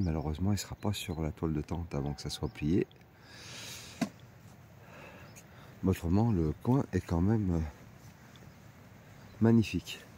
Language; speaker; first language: French; native; French